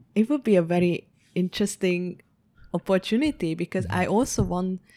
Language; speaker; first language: English; early bilingual, heritage; Hungarian